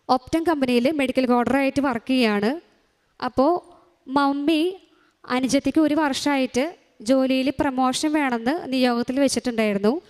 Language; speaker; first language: Malayalam; native; Malayalam